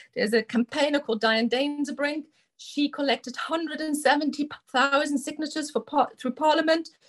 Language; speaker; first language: English; non-native, fluent; German